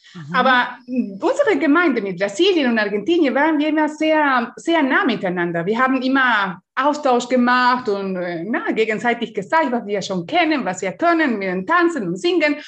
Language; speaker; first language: German; non-native, fluent; Spanish